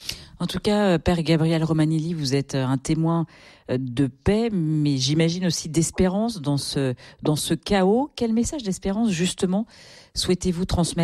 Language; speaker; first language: French; native; French